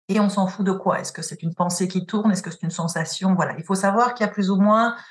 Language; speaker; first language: French; native; French